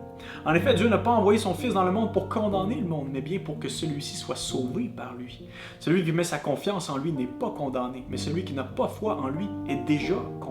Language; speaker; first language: French; native; French